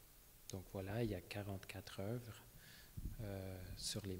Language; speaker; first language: French; non-native, fluent; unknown